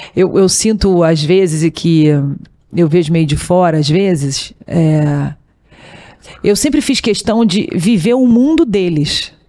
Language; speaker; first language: Portuguese; native; Portuguese